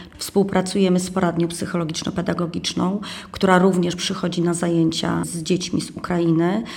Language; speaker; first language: Polish; native; Polish